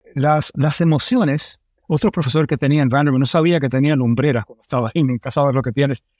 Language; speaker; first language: Spanish; early bilingual, heritage; Spanish